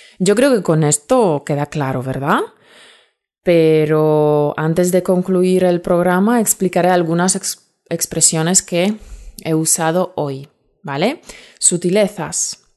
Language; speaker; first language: Spanish; non-native, fluent; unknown